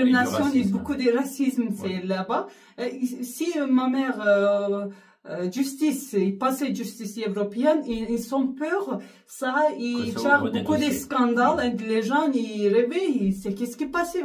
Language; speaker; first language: French; non-native, learner; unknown